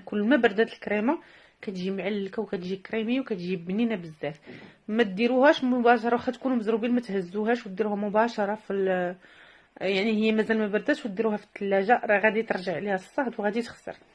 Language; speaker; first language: Arabic; native; Arabic